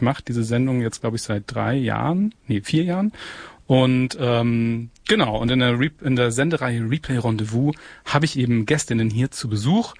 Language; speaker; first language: German; native; German